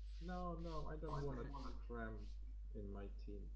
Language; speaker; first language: English; non-native, learner; Russian